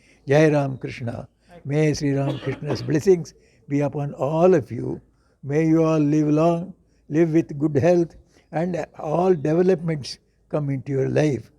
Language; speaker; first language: English; non-native, local second language; Kannada